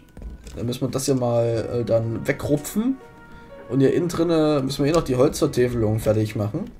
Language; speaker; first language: German; native; German